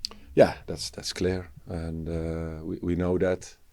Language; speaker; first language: English; non-native, fluent; Dutch